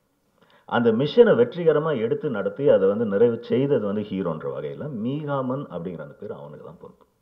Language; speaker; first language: Tamil; native; Tamil